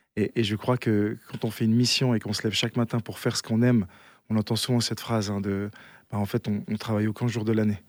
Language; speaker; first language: French; native; French